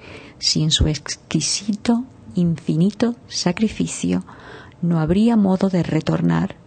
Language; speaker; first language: Spanish; native; Spanish